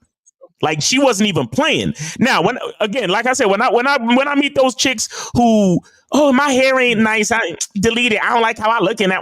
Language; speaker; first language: English; native; English